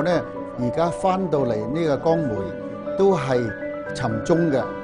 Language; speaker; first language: Cantonese; native; Cantonese